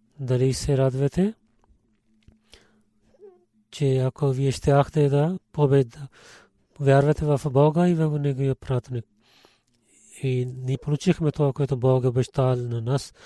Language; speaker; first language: Bulgarian; non-native, learner; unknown